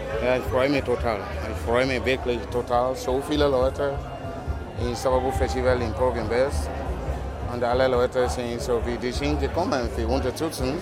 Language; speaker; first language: German; non-native, fluent; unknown